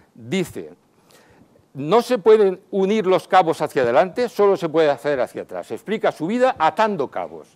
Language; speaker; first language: Spanish; native; Spanish